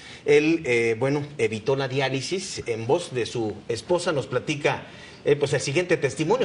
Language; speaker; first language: Spanish; native; Spanish